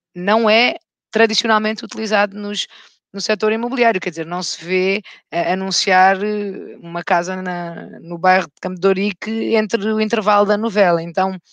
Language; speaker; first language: Portuguese; native; Portuguese